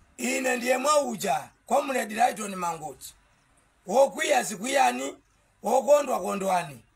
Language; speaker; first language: Nyanja; non-native, local second language; Tumbuka